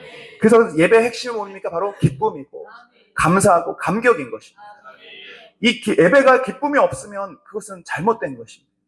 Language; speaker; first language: Korean; native; Korean